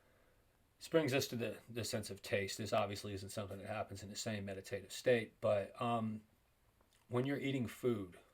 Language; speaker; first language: English; native; English